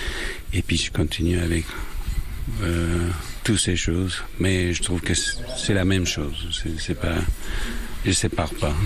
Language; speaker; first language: French; non-native, fluent; English